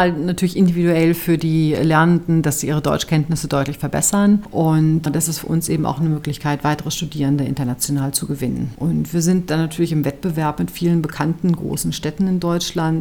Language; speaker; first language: German; native; German